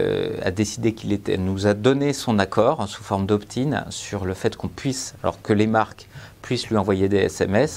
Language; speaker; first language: French; native; French